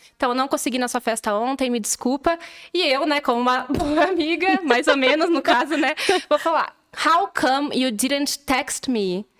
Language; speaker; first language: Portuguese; native; Portuguese